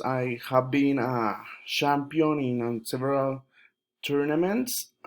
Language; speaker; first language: English; non-native, learner; Spanish